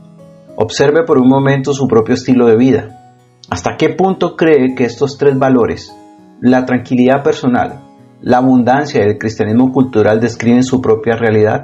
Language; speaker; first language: Spanish; native; Spanish